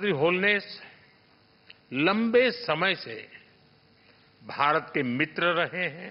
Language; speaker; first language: Hindi; native; Hindi